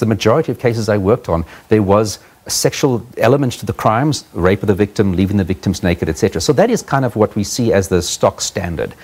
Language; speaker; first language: English; native; English